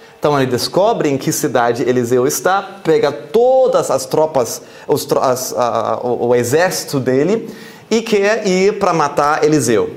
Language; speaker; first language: Portuguese; non-native, fluent; German